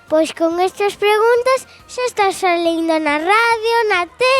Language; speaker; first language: Galician; non-native, local second language; Spanish